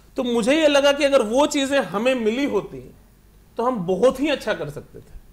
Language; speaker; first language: Hindi; native; Hindi